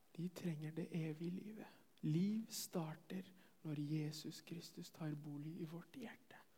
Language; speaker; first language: Norwegian; non-native, fluent; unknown